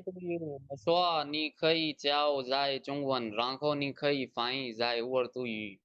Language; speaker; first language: Chinese; non-native, fluent; Urdu